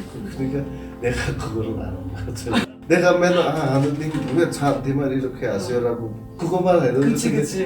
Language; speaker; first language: Korean; non-native, fluent; Nepali